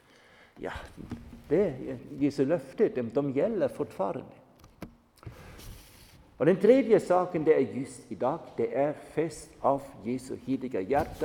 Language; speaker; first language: Swedish; non-native, fluent; German